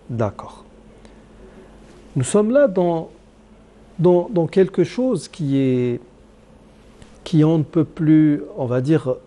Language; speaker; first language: French; non-native, local second language; Arabic